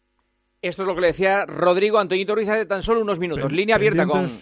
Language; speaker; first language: Spanish; native; Spanish